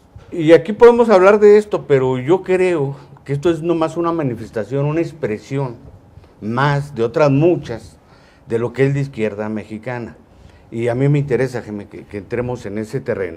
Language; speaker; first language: Spanish; native; Spanish